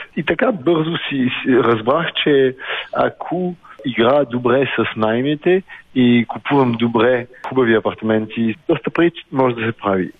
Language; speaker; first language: Bulgarian; early bilingual, heritage; Bulgarian